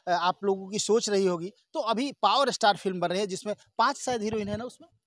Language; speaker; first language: Hindi; native; Hindi